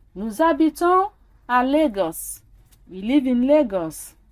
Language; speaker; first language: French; non-native, fluent; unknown